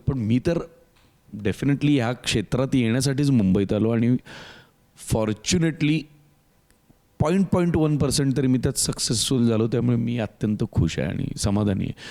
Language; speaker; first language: Marathi; native; Marathi